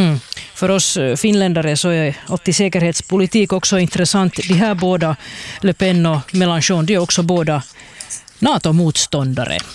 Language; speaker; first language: Swedish; native; Swedish